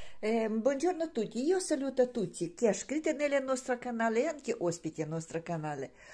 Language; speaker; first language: Italian; non-native, learner; Ukrainian